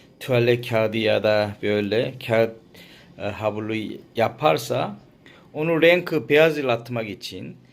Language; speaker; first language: Turkish; non-native, learner; Korean